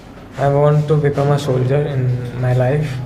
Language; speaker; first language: English; non-native, learner; Hindi